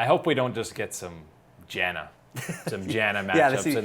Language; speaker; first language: English; native; English